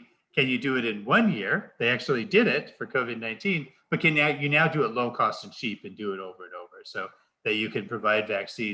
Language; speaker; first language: English; native; English